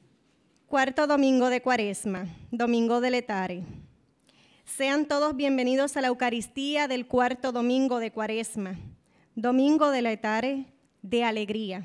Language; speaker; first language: Spanish; native; Spanish